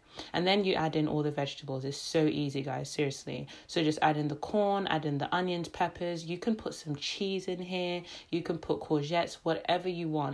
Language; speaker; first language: English; native; English